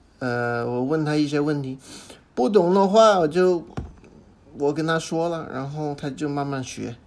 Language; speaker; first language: Chinese; non-native, fluent; English